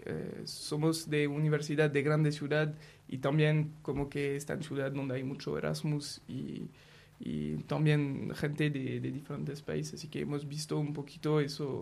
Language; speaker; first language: Spanish; non-native, learner; French